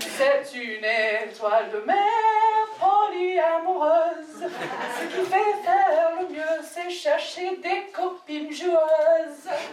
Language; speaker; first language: French; non-native, fluent; English